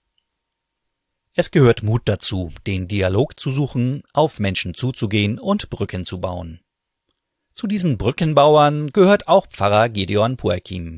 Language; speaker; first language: German; native; German